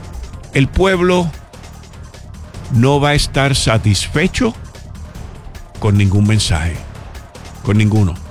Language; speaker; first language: Spanish; native; Spanish